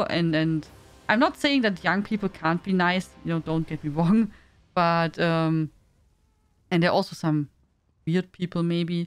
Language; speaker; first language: English; non-native, fluent; German